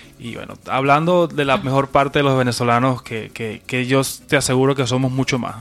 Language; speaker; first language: Spanish; native; Spanish